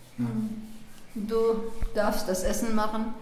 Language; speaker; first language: German; native; German